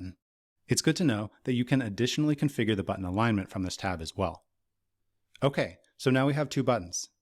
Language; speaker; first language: English; native; English